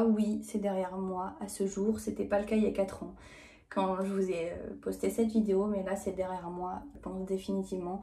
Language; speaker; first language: French; native; French